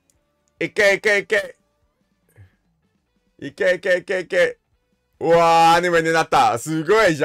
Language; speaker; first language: Japanese; non-native, learner; English